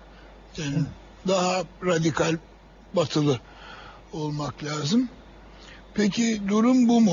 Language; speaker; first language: Turkish; native; Turkish